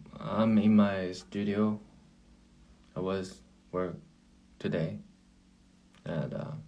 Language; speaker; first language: English; non-native, learner; Korean